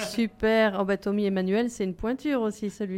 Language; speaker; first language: French; native; French